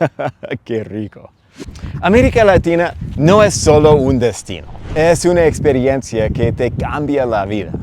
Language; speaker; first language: Spanish; non-native, fluent; English